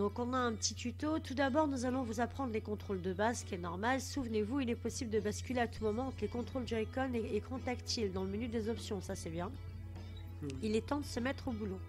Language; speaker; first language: French; native; French